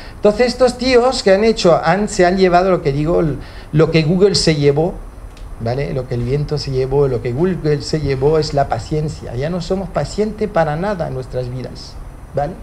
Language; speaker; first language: Spanish; early bilingual, heritage; Spanish